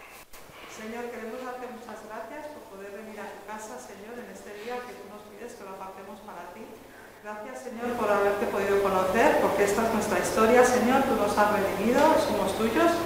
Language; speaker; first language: Spanish; native; Spanish